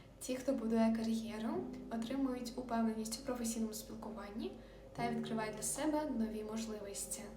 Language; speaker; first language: Ukrainian; native; Ukrainian